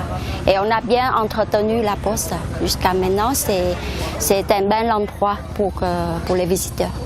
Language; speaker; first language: French; non-native, local second language; Vietnamese